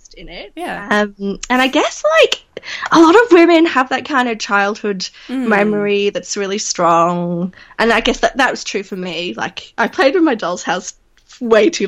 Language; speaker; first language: English; native; English